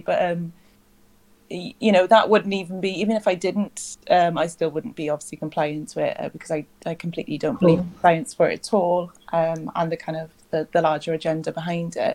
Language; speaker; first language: English; native; English